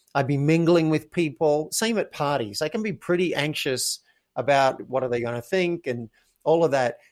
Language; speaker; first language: English; native; English